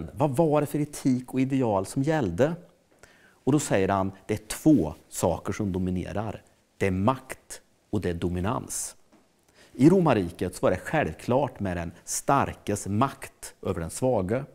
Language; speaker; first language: Swedish; native; Swedish